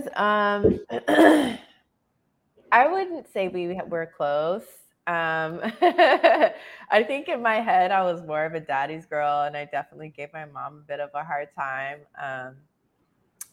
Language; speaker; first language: English; native; English